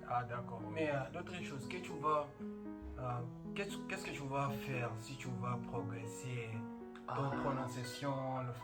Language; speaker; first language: French; non-native, learner; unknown